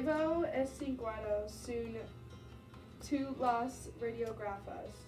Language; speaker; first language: Spanish; non-native, learner; English